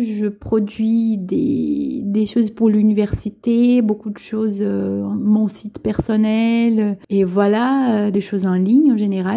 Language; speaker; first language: French; non-native, local second language; Portuguese